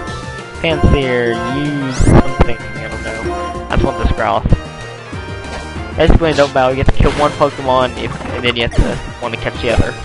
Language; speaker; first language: English; native; English